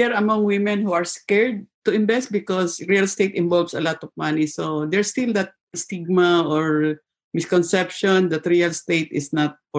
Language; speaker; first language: English; non-native, local second language; Filipino